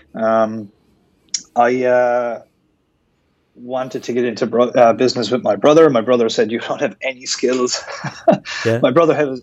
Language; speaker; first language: English; native; English